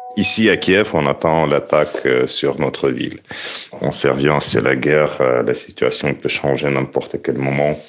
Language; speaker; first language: French; non-native, fluent; Ukrainian